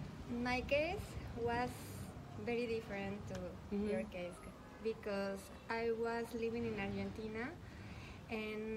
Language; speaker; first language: English; non-native, learner; Spanish